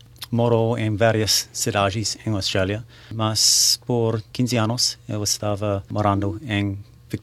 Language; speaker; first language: Portuguese; non-native, learner; English